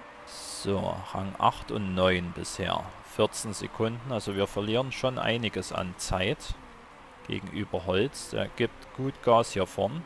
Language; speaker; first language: German; native; German